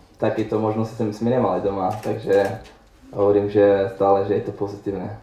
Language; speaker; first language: Slovak; non-native, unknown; Somali